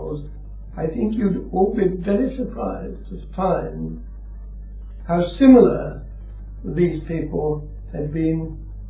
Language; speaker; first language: English; native; English